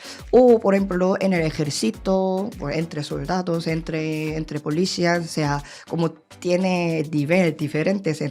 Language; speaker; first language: Spanish; non-native, learner; Korean